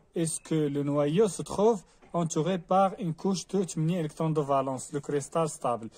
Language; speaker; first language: French; non-native, local second language; Arabic